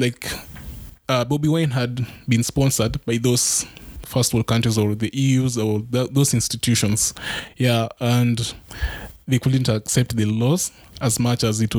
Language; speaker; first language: English; non-native, local second language; Luo (Kenya and Tanzania)